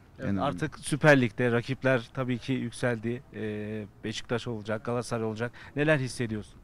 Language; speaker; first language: Turkish; native; Turkish